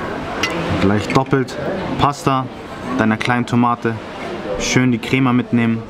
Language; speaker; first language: German; native; German